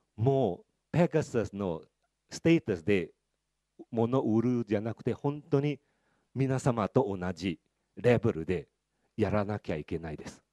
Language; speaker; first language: Japanese; non-native, fluent; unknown